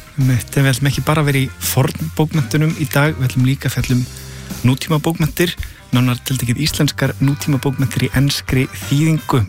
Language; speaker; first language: Icelandic; native; Icelandic